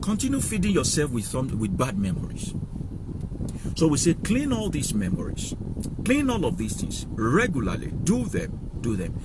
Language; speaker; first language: English; non-native, local second language; Yoruba